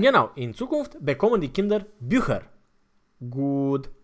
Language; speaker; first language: German; non-native, fluent; Romanian